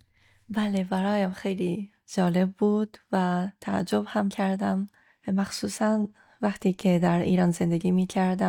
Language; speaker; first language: Persian; non-native, fluent; Japanese